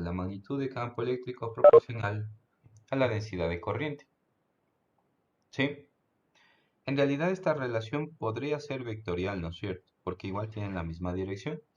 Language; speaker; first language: Spanish; native; Spanish